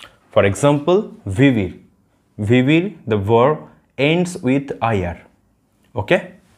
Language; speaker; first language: English; non-native, local second language; Bangla